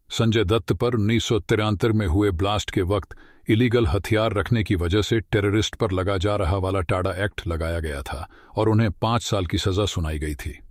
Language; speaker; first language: Hindi; native; Hindi